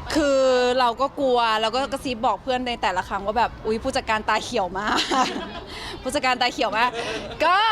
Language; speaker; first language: Thai; native; Thai